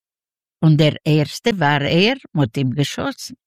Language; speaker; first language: German; non-native, learner; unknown